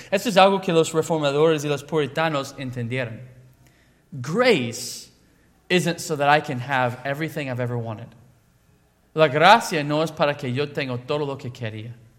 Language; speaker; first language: Spanish; non-native, learner; English